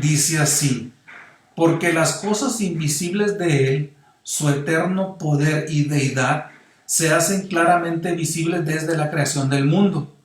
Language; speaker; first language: Spanish; native; Spanish